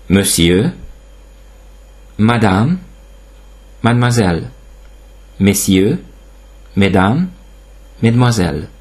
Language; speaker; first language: French; non-native, fluent; Hungarian